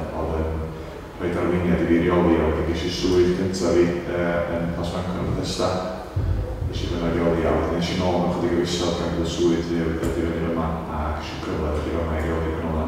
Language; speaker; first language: Welsh; native; Welsh